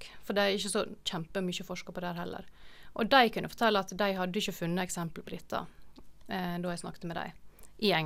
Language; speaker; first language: Norwegian; native; Norwegian